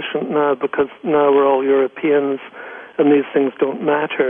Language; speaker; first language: English; native; English